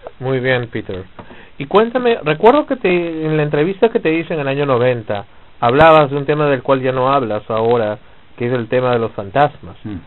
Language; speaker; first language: Spanish; native; Spanish